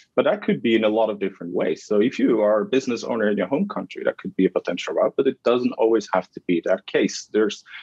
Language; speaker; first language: English; non-native, fluent; Dutch